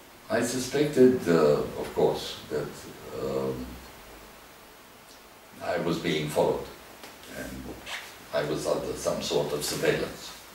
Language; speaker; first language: English; non-native, fluent; Romanian